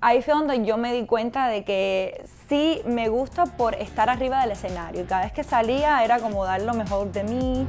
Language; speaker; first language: Spanish; native; Spanish